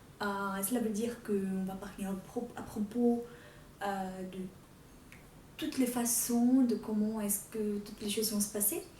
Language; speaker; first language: French; non-native, fluent; Portuguese